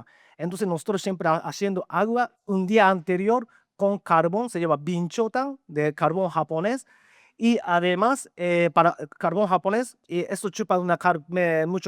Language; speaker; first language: Spanish; non-native, learner; Japanese